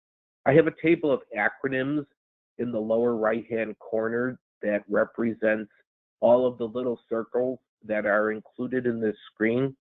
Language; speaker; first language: English; native; English